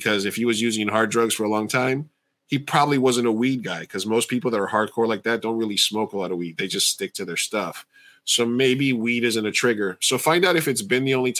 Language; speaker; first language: English; native; English